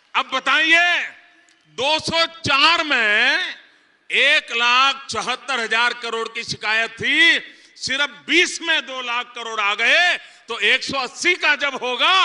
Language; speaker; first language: Hindi; non-native, local second language; Gujarati